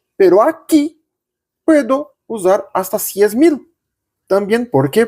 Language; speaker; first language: Spanish; non-native, local second language; Portuguese